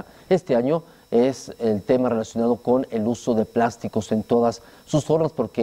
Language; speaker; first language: Spanish; native; Spanish